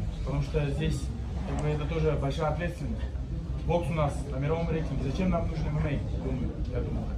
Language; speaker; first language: Russian; non-native, local second language; Uzbek